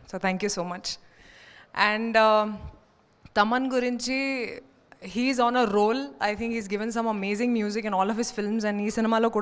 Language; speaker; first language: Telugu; non-native, learner; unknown